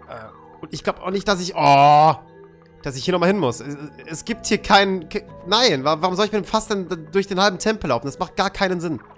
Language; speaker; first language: German; native; German